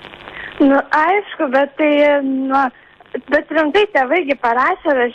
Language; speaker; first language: Lithuanian; native; Lithuanian